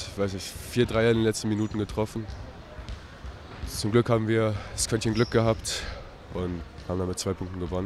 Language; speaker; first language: German; native; German